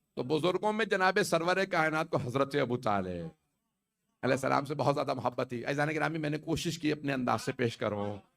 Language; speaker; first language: Urdu; native; Urdu